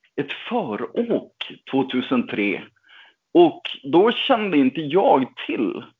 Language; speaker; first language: Swedish; non-native, fluent; English